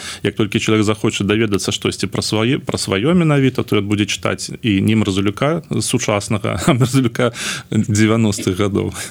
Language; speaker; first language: Belarusian; non-native, local second language; Russian